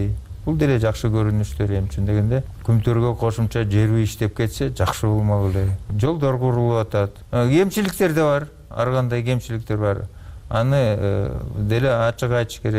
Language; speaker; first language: Kyrgyz; native; Kyrgyz